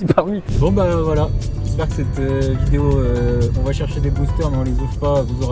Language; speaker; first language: French; native; French